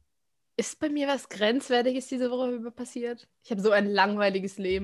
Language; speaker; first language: German; native; German